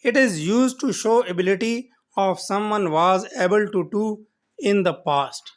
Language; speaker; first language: English; non-native, local second language; Urdu